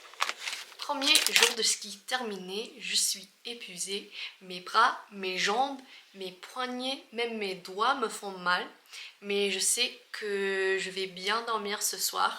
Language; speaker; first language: French; non-native, fluent; English